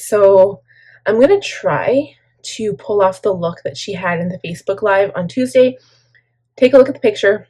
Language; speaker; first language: English; native; English